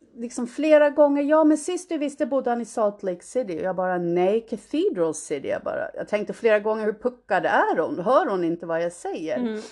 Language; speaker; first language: Swedish; early bilingual, heritage; Swedish